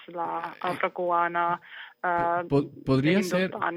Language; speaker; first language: Spanish; non-native, learner; Finnish